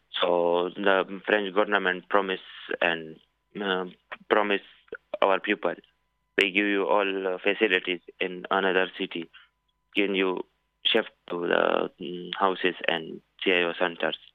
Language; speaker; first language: English; non-native, learner; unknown